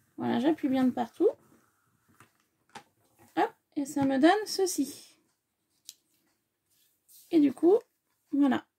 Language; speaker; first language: French; native; French